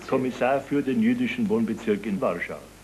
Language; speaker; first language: German; native; German